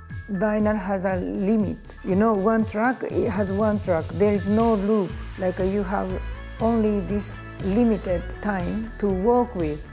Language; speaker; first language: English; non-native, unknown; Japanese